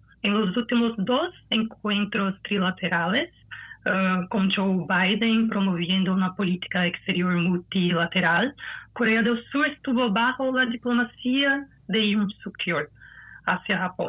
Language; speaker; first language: Spanish; non-native, fluent; Portuguese